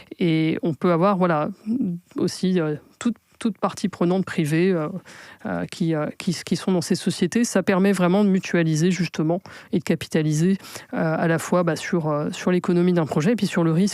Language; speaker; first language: French; native; French